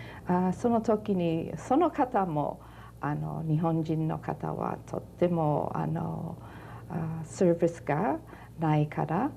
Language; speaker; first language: Japanese; early bilingual, heritage; Japanese